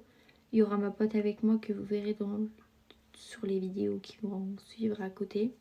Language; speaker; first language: French; native; French